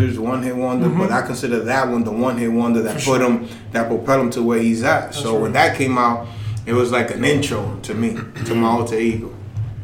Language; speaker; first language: English; native; English